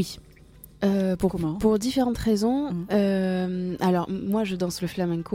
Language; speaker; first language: French; native; French